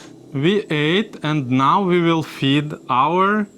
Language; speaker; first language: English; non-native, learner; Russian